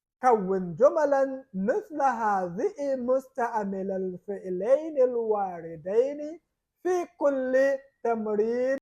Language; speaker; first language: Arabic; non-native, fluent; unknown